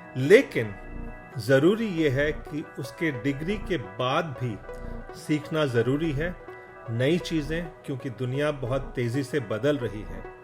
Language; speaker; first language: Hindi; non-native, local second language; Tamil